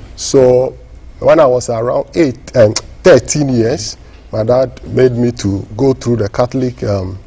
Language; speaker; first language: English; non-native, local second language; Ewe